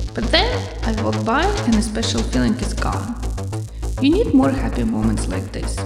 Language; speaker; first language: English; non-native, fluent; Ukrainian